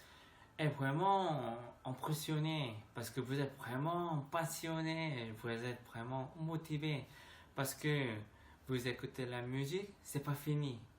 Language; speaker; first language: French; non-native, learner; Korean